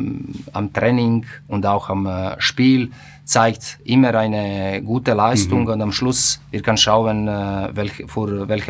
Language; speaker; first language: German; non-native, fluent; Croatian